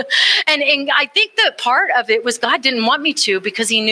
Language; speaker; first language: English; native; English